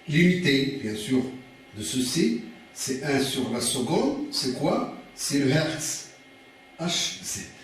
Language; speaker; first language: French; non-native, local second language; Arabic